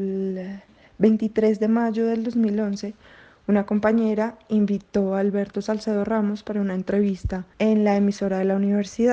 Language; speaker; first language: Spanish; native; Spanish